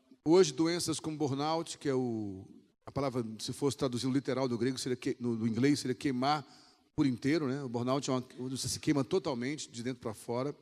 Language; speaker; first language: Portuguese; native; Portuguese